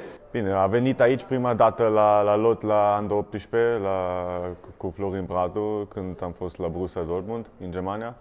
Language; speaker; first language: Romanian; early bilingual, heritage; German